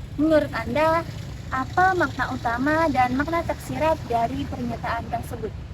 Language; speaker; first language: Indonesian; native; Indonesian